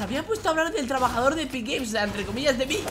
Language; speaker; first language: Spanish; native; Spanish